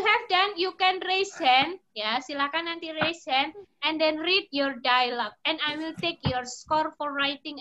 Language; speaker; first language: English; non-native, fluent; Indonesian